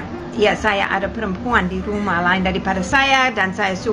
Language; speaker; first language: Indonesian; non-native, fluent; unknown